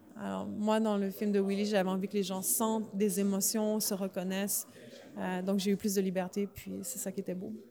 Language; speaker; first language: French; native; French